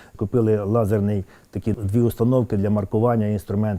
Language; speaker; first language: Ukrainian; native; Ukrainian